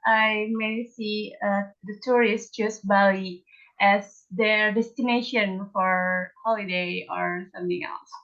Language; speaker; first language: English; non-native, learner; Indonesian